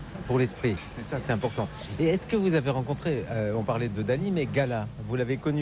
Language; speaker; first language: French; native; French